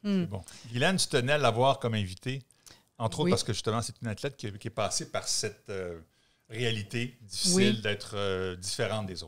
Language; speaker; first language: French; native; French